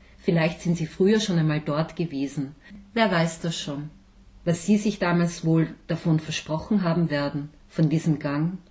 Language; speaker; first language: German; native; German